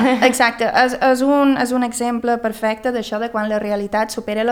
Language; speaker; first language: Catalan; early bilingual, other home language; Swedish